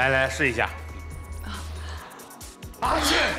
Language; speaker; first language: Chinese; native; Chinese